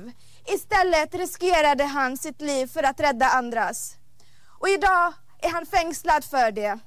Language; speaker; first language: Swedish; non-native, fluent; Arabic